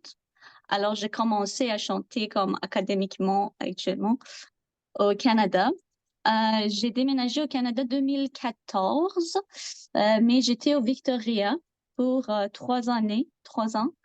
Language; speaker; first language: French; non-native, learner; Persian